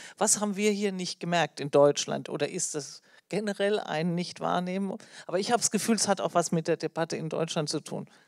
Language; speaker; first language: German; native; German